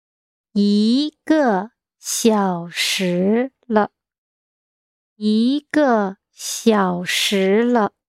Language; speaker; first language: Chinese; non-native, learner; English